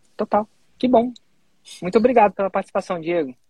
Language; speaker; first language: Portuguese; native; Portuguese